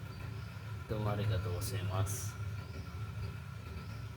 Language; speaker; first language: Japanese; non-native, learner; Indonesian